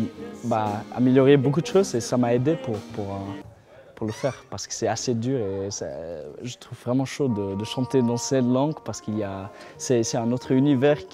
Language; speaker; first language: French; non-native, fluent; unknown